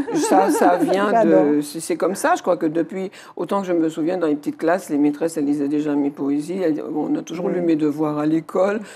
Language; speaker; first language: French; native; French